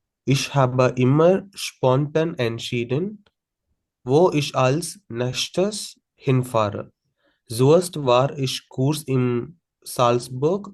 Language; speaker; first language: German; non-native, learner; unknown